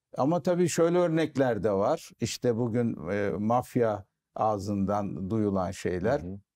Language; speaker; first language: Turkish; native; Turkish